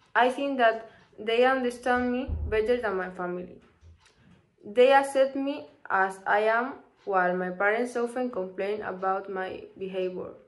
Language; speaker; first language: English; non-native, learner; Spanish